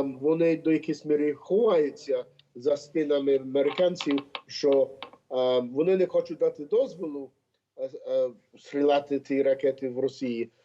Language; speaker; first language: Ukrainian; early bilingual, heritage; Ukrainian